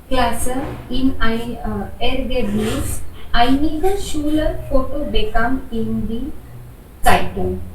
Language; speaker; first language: German; non-native, learner; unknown